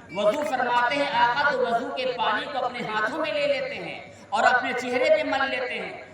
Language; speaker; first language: Urdu; native; Urdu